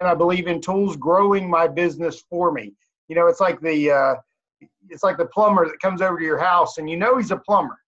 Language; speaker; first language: English; native; English